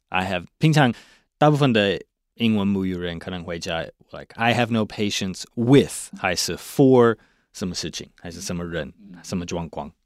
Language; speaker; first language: Chinese; non-native, fluent; English